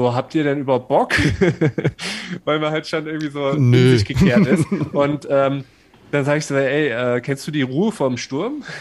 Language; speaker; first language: German; native; German